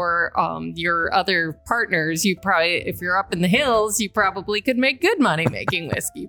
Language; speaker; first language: English; native; English